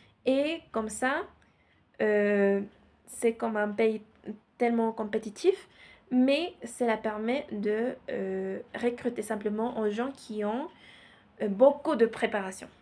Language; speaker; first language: French; non-native, learner; Spanish